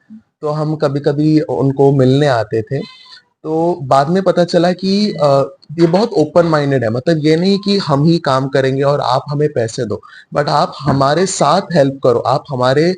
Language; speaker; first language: Hindi; native; Hindi